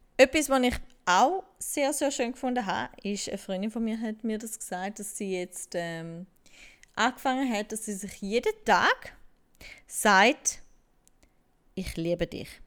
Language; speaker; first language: German; native; German